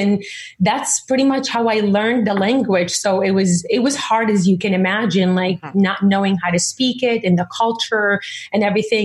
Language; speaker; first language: English; early bilingual, other home language; Arabic